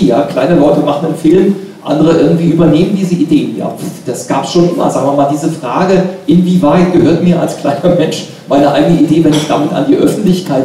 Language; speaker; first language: German; native; German